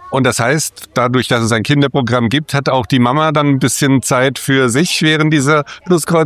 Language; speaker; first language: German; native; German